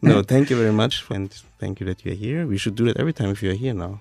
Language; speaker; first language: English; non-native, fluent; German